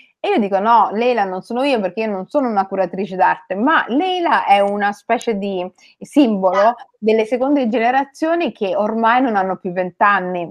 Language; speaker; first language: Italian; early bilingual, other home language; Somali